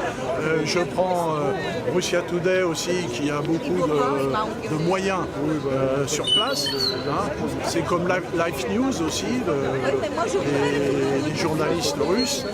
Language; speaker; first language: French; native; French